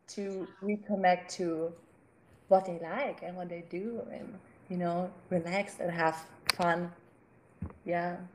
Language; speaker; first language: English; non-native, fluent; German